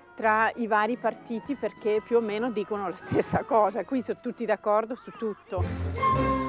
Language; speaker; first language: Italian; non-native, fluent; Danish